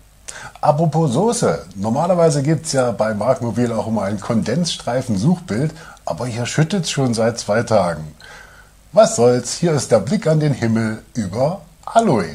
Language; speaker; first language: German; native; German